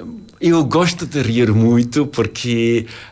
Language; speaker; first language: Portuguese; non-native, learner; German